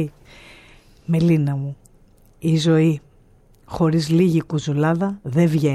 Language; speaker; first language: Greek; native; Greek